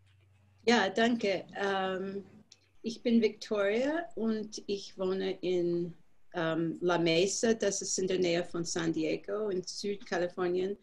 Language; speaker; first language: German; non-native, fluent; English